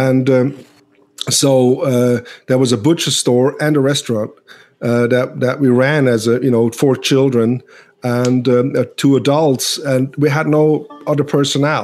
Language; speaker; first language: English; non-native, fluent; Swiss German